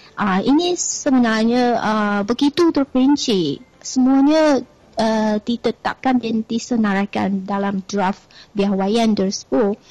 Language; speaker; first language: Malay; non-native, fluent; Chinese